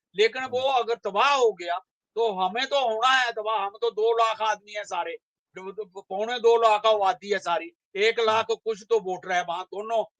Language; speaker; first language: Hindi; non-native, local second language; Dogri